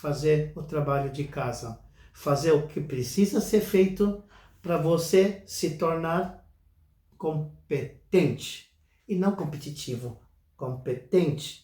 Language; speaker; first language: Portuguese; non-native, fluent; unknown